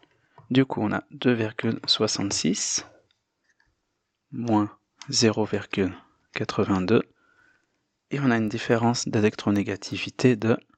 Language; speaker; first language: French; native; French